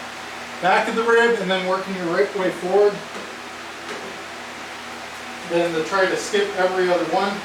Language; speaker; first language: English; native; English